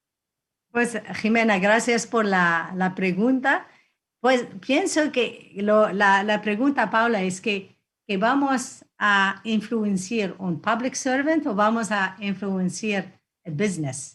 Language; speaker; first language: Spanish; non-native, fluent; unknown